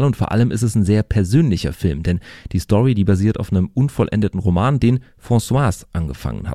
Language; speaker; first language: German; native; German